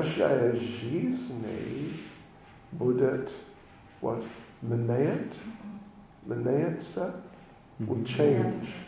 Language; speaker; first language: Russian; non-native, learner; English